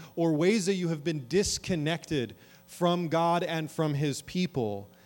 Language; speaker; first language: English; native; English